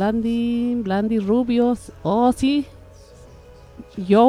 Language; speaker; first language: Spanish; native; Spanish